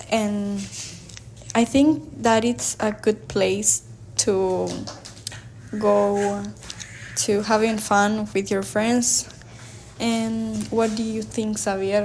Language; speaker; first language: English; non-native, learner; Spanish